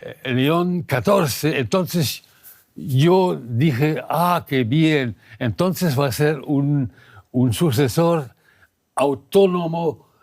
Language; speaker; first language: Spanish; non-native, fluent; German